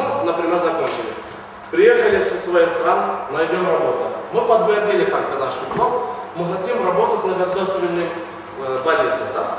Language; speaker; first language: Russian; non-native, learner; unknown